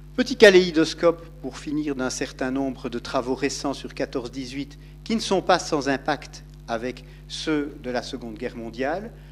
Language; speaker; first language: French; native; French